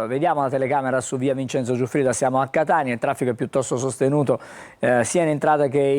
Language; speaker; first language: Italian; native; Italian